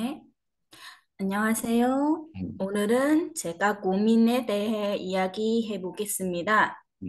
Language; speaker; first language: Korean; non-native, learner; Vietnamese